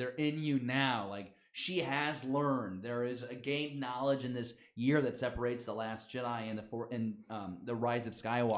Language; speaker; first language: English; native; English